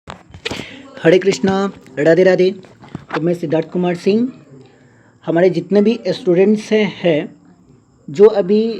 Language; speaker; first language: Hindi; native; Hindi